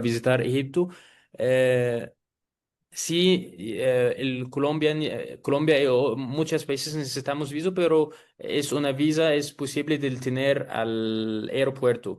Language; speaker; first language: Spanish; non-native, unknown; Arabic